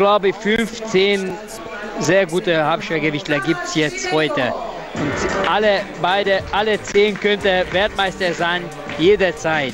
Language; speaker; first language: German; non-native, fluent; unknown